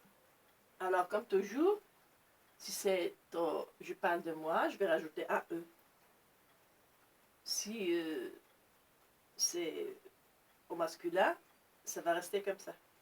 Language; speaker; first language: French; non-native, local second language; Arabic